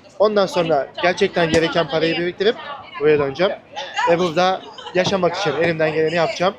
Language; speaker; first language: Turkish; native; Turkish